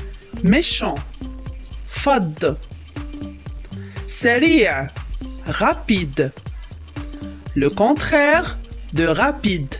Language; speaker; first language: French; non-native, local second language; Arabic